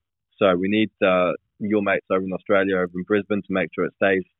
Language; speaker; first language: English; native; English